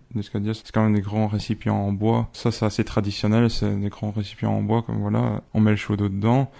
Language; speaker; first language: French; native; French